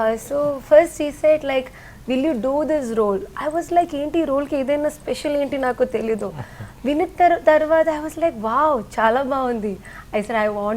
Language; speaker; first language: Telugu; non-native, learner; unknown